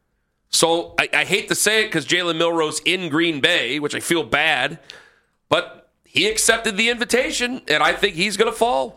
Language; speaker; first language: English; native; English